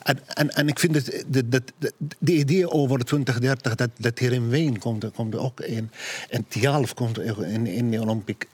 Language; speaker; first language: Dutch; non-native, learner; Arabic